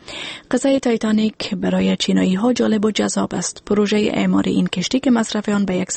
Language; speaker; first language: Persian; native; Persian